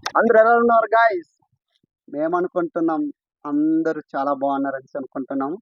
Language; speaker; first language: Telugu; non-native, local second language; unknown